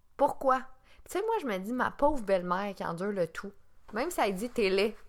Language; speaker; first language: French; native; French